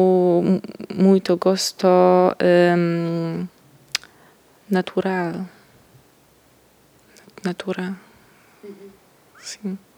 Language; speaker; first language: Portuguese; non-native, learner; Polish